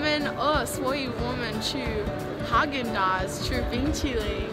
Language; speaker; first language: Chinese; non-native, learner; English